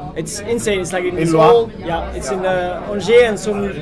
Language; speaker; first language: English; non-native, fluent; Dutch